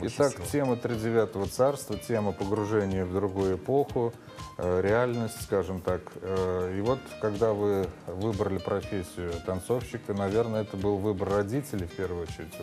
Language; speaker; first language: Russian; native; Russian